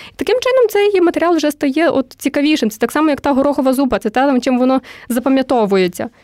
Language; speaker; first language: Ukrainian; native; Ukrainian